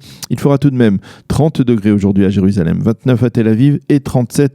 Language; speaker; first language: French; native; French